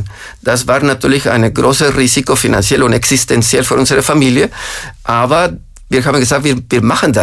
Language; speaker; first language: German; non-native, fluent; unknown